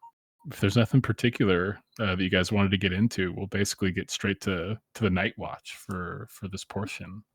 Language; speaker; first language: English; native; English